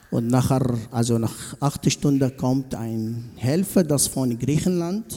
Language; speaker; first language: German; non-native, learner; Arabic